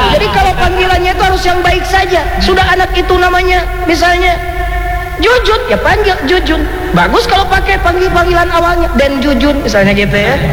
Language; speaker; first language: Indonesian; non-native, local second language; Sundanese